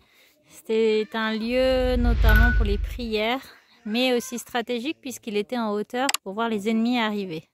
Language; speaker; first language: French; native; French